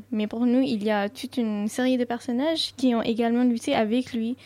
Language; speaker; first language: French; non-native, fluent; Sindhi